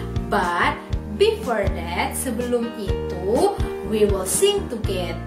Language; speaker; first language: English; non-native, fluent; Indonesian